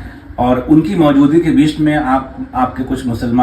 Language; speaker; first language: Hindi; native; Hindi